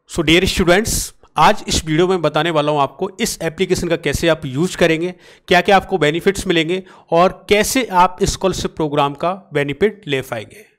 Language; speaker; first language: Hindi; native; Hindi